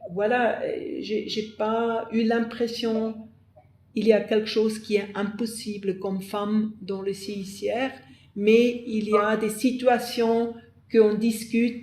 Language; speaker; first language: French; non-native, fluent; German